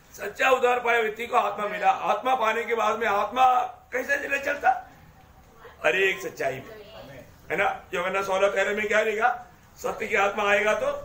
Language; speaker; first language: Hindi; non-native, local second language; Malayalam